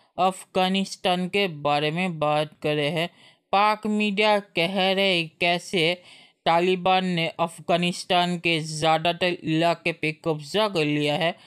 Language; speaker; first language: Hindi; native; Hindi